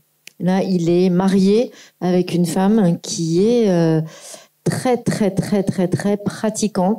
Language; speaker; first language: French; native; French